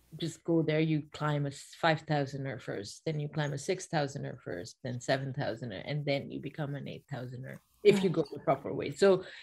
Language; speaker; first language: English; non-native, local second language; Bangla